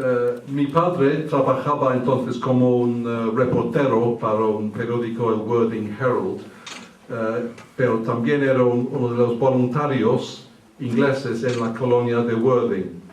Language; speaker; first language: Spanish; early bilingual, heritage; English